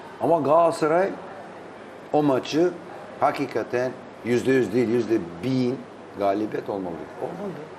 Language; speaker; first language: Turkish; non-native, fluent; Albanian